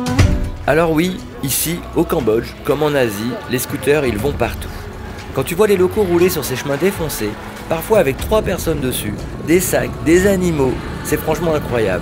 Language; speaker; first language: French; native; French